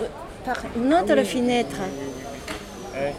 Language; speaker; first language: French; non-native, learner; Japanese